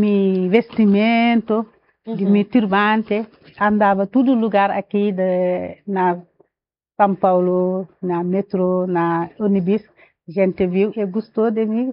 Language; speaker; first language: Portuguese; non-native, learner; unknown